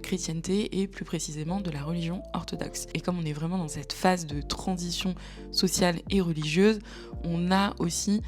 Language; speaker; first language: French; native; French